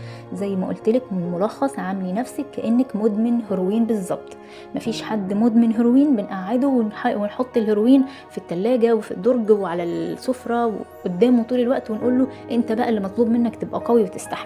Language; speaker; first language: Arabic; native; Arabic